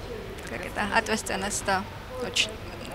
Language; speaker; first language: Russian; non-native, learner; Georgian